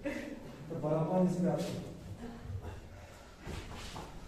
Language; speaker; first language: Russian; non-native, learner; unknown